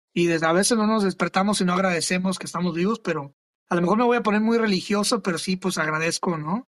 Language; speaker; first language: Spanish; early bilingual, other home language; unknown